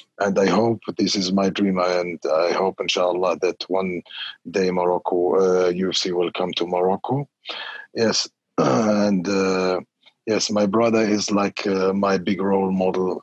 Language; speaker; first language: English; non-native, fluent; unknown